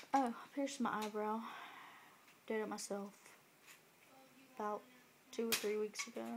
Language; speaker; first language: English; native; English